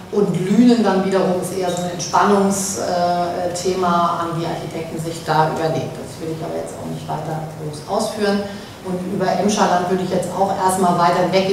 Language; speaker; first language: German; native; German